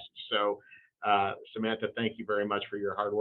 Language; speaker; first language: English; native; English